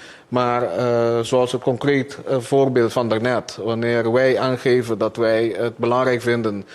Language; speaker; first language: Dutch; non-native, local second language; Papiamento